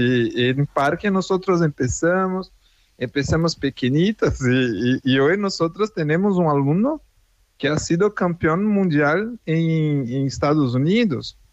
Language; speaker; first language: Spanish; non-native, fluent; Portuguese